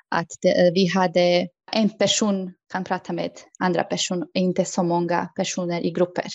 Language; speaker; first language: Swedish; non-native, fluent; Croatian